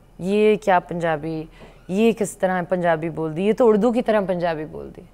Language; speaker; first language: Urdu; native; Urdu